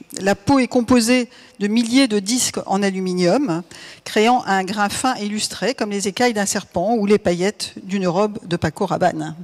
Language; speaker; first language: French; native; French